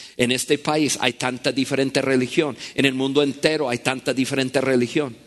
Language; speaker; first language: Spanish; non-native, fluent; English